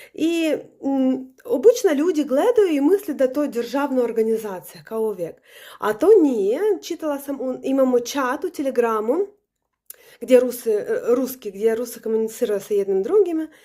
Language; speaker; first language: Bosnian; non-native, learner; Russian